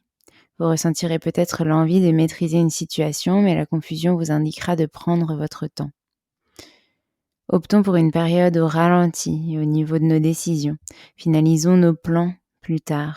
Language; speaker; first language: French; native; French